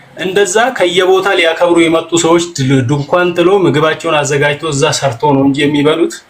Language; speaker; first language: Amharic; non-native, local second language; Oromo